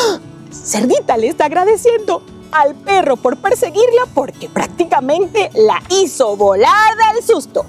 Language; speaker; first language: Spanish; native; Spanish